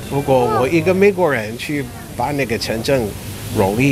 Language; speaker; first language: Chinese; non-native, fluent; English